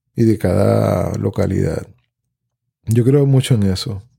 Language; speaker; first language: Spanish; native; Spanish